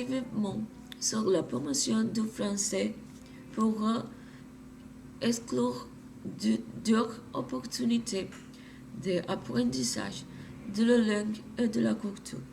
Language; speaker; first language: French; non-native, learner; Spanish